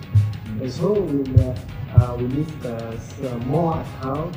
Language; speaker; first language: English; non-native, learner; Vietnamese